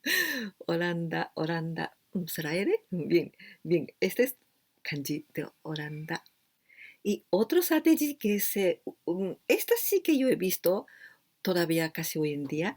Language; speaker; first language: Spanish; non-native, fluent; Japanese